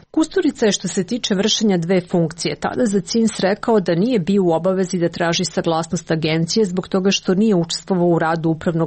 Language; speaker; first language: Serbian; native; Serbian